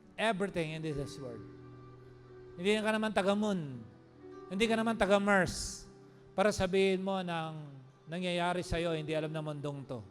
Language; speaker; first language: Filipino; non-native, local second language; Pampanga